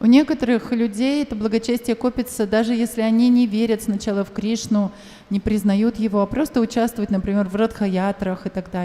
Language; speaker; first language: Russian; native; Russian